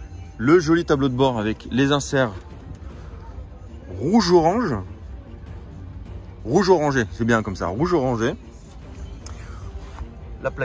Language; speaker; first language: French; native; French